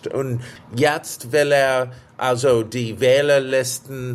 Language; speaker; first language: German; non-native, fluent; English